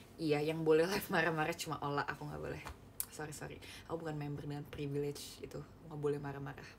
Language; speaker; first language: Indonesian; native; Indonesian